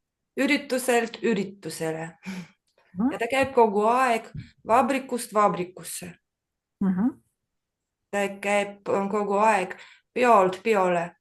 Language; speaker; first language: Estonian; non-native, learner; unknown